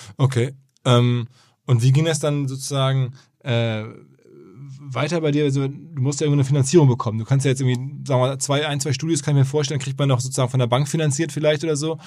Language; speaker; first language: German; native; German